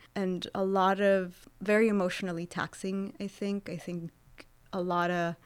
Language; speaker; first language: English; native; English